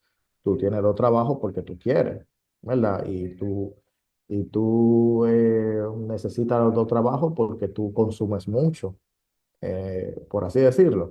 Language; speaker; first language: Spanish; native; Spanish